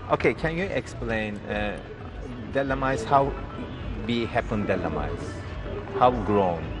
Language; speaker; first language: English; non-native, learner; Turkish